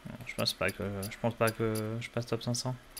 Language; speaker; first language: French; native; French